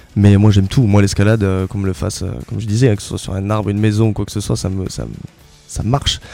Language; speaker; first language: French; native; French